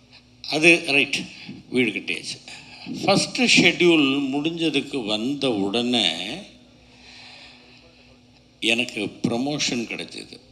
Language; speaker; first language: Tamil; native; Tamil